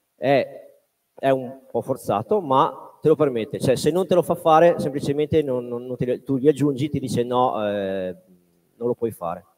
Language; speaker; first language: Italian; native; Italian